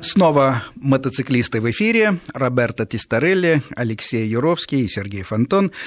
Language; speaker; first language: Russian; native; Russian